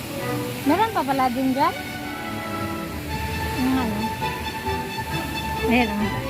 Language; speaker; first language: Filipino; non-native, local second language; Cebuano